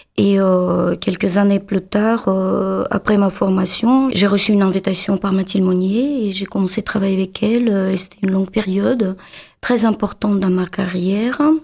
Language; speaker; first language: French; non-native, fluent; Russian